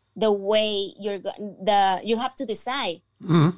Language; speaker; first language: English; non-native, fluent; Spanish